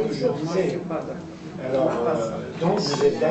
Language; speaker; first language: French; non-native, fluent; Persian